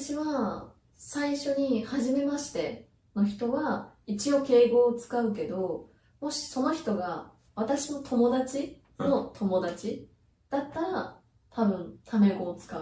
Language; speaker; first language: Japanese; native; Japanese